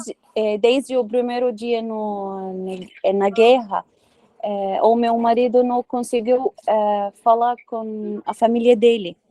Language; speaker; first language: Portuguese; non-native, learner; Arabic